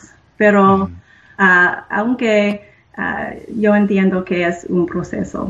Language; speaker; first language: Spanish; non-native, learner; English